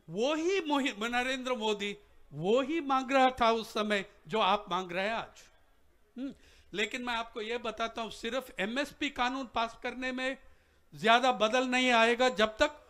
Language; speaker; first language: Hindi; non-native, local second language; Telugu